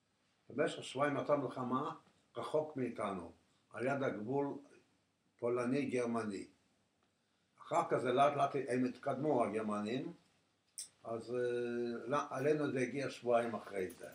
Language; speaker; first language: Hebrew; non-native, fluent; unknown